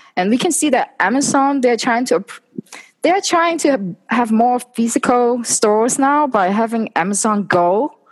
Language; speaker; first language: English; non-native, local second language; Cantonese